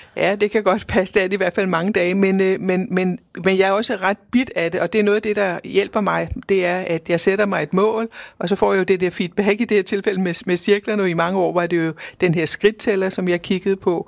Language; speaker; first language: Danish; native; Danish